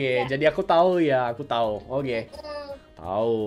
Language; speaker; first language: Indonesian; non-native, fluent; English